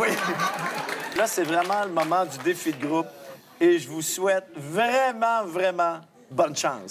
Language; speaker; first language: French; native; French